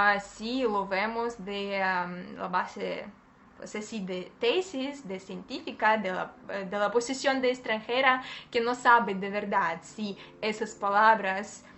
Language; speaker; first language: Spanish; non-native, fluent; Russian